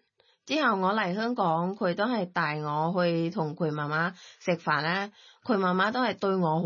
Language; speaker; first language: Cantonese; non-native, learner; Thai